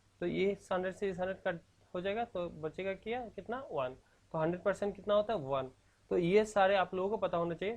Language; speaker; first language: Hindi; non-native, local second language; Assamese